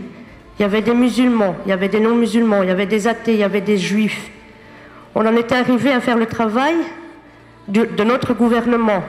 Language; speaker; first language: French; native; French